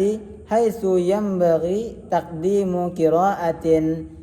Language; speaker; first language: Arabic; non-native, learner; Indonesian